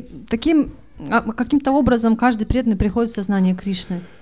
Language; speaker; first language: Russian; native; Russian